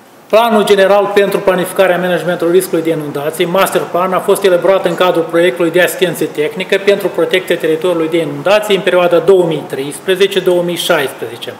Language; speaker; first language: Romanian; native; Romanian